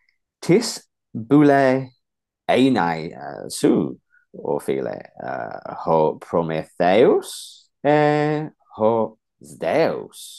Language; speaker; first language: Greek; non-native, fluent; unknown